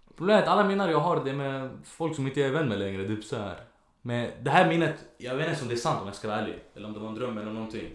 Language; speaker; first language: Swedish; early bilingual, other home language; Arabic